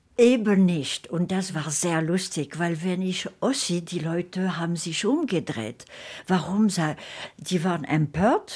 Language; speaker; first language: German; non-native, fluent; French